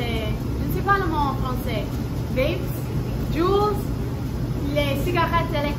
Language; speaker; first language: French; non-native, learner; English